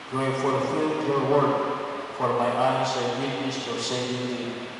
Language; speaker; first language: English; non-native, local second language; Filipino